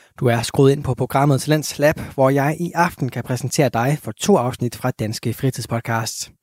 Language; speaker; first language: Danish; native; Danish